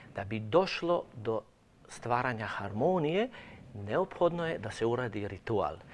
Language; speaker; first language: Croatian; non-native, local second language; Romanian